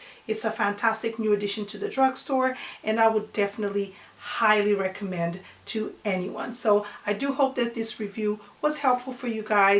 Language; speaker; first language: English; non-native, fluent; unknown